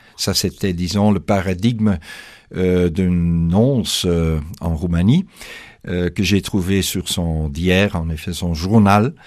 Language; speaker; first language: French; non-native, fluent; Dutch